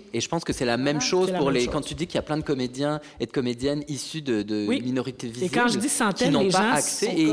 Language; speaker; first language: French; native; French